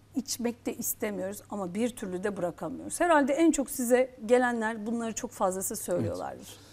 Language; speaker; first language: Turkish; native; Turkish